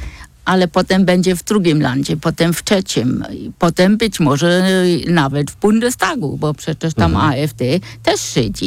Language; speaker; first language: Polish; non-native, fluent; German